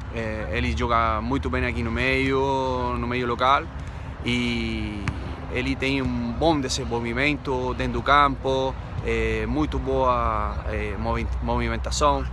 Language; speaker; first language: Portuguese; non-native, fluent; Spanish